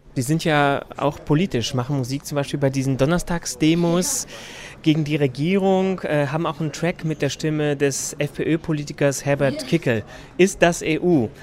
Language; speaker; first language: German; native; German